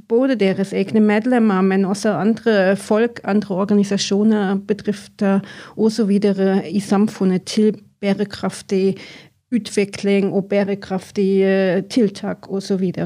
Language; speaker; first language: Norwegian; non-native, fluent; German